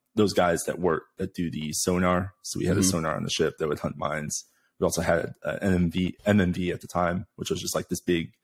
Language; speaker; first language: English; native; English